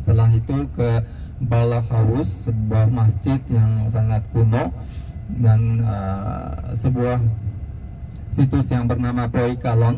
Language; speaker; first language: Indonesian; non-native, fluent; Uzbek